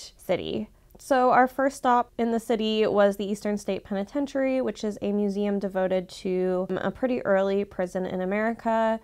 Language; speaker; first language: English; native; English